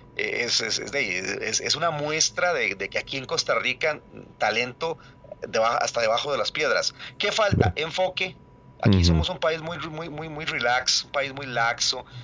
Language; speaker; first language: Spanish; native; Spanish